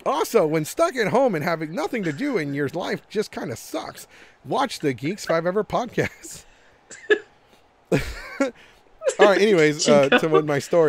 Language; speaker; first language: English; early bilingual, other home language; Spanish